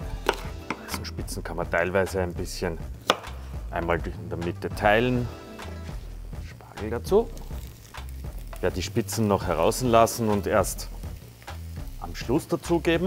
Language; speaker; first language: German; native; German